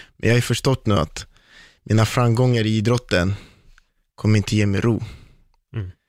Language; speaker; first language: Swedish; early bilingual, other home language; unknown